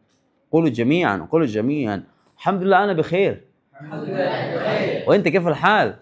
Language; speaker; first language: Arabic; non-native, fluent; Indonesian